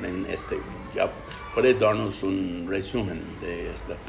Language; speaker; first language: Spanish; non-native, fluent; English